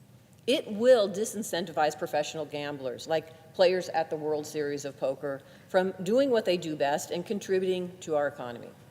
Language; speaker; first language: English; native; English